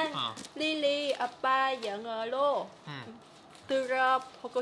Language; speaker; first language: Korean; non-native, learner; Vietnamese